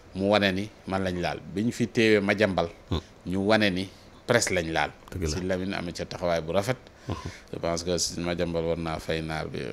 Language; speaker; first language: Wolof; native; Wolof